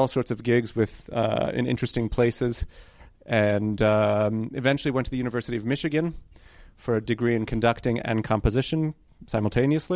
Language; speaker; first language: English; early bilingual, other home language; Hebrew